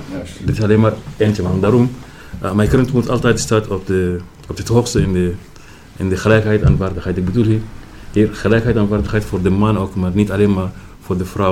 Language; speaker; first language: Dutch; non-native, learner; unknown